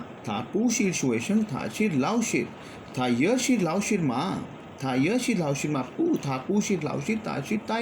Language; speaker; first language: Chinese; non-native, learner; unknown